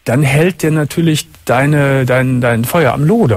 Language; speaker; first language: German; native; German